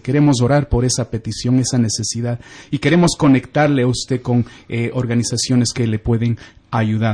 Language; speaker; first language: Spanish; native; Spanish